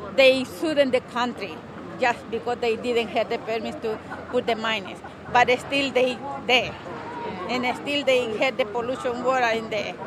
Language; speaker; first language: English; non-native, learner; Spanish